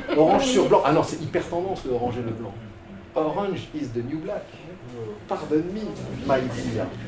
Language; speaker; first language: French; non-native, local second language; Arabic